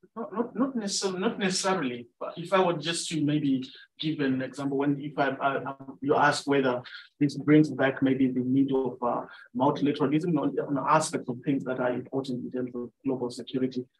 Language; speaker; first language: English; non-native, local second language; Shona